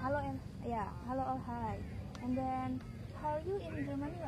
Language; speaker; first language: English; non-native, learner; Javanese